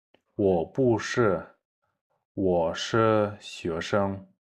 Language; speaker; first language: Chinese; non-native, fluent; Kyrgyz